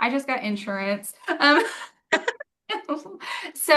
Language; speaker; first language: English; native; English